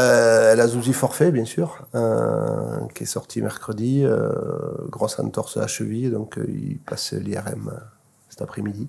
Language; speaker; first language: French; native; French